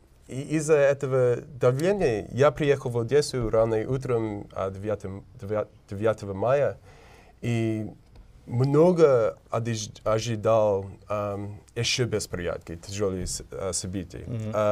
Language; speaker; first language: Russian; non-native, learner; English